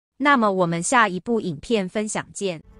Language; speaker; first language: Chinese; native; Chinese